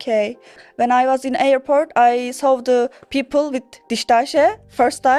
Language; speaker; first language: English; non-native, learner; Turkish